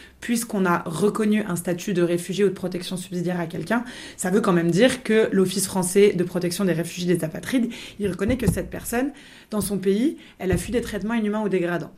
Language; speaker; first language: French; native; French